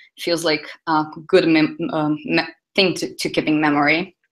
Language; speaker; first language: English; non-native, fluent; Portuguese